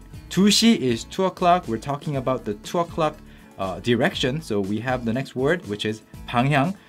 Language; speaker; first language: English; non-native, fluent; Korean